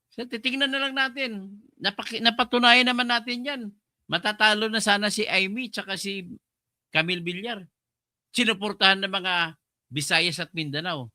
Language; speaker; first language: Filipino; non-native, local second language; Hiligaynon